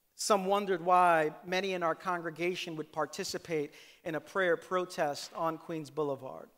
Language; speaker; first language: English; native; English